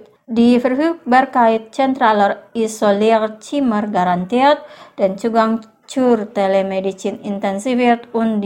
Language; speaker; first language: German; non-native, fluent; Indonesian